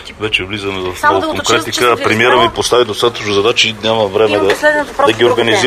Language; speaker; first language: Bulgarian; native; Bulgarian